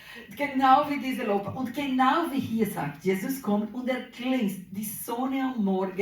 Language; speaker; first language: German; non-native, learner; Portuguese